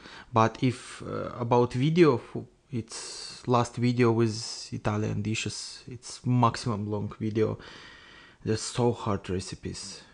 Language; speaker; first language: English; non-native, learner; Russian